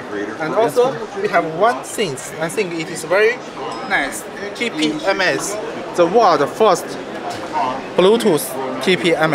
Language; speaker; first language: English; non-native, learner; Chinese